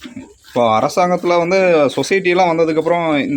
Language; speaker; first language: Tamil; native; Tamil